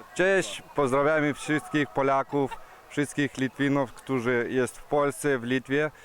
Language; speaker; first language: Polish; non-native, learner; Lithuanian